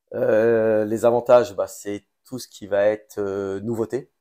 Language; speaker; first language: French; native; French